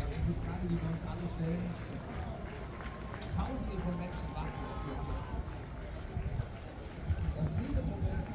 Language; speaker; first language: German; native; German